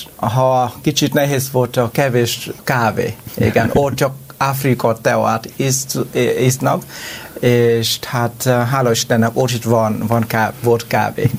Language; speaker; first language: Hungarian; non-native, learner; Vietnamese